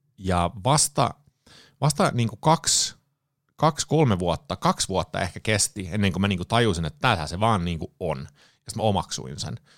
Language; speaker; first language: Finnish; early bilingual, heritage; Finnish